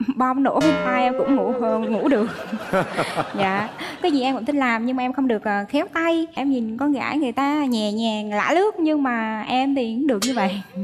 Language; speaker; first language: Vietnamese; native; Vietnamese